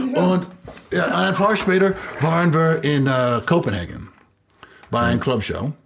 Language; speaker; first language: German; non-native, fluent; English